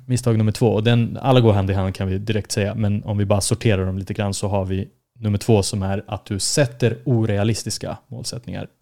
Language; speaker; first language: Swedish; early bilingual, other home language; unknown